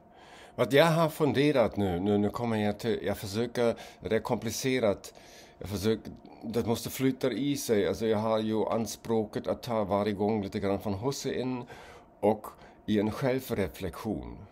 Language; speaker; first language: Swedish; non-native, fluent; German